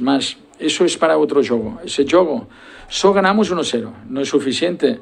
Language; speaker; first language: Portuguese; non-native, learner; Spanish